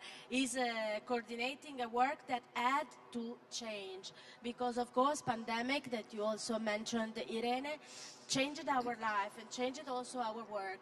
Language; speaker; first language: English; non-native, fluent; Italian